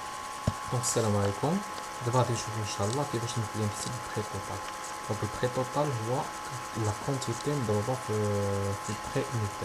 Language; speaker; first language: Arabic; native; Arabic